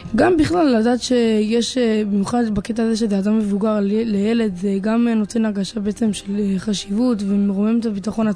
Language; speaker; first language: Hebrew; native; Hebrew